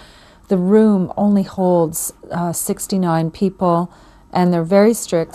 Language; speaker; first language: English; native; English